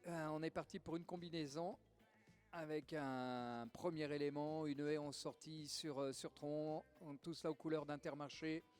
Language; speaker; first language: French; native; French